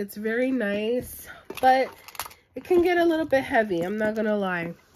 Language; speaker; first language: English; native; English